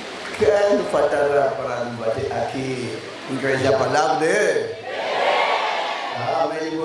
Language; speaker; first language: Portuguese; non-native, learner; Lingala